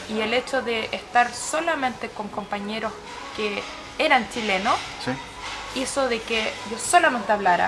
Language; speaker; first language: Spanish; early bilingual, heritage; Swedish